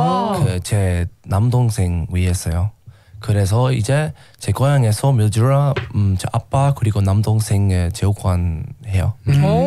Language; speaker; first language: Korean; non-native, learner; English